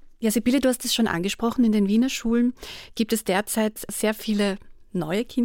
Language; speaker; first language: German; native; German